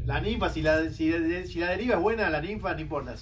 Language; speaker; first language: Spanish; native; Spanish